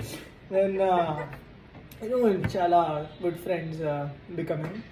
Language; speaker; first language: Telugu; non-native, learner; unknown